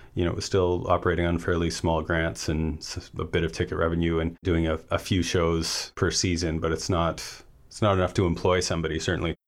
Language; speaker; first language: English; native; English